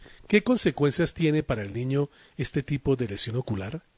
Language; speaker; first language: Spanish; native; Spanish